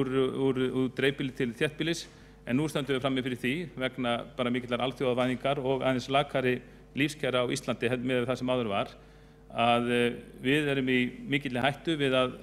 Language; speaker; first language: Icelandic; native; Icelandic